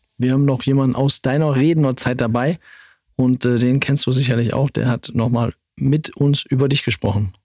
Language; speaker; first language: German; native; German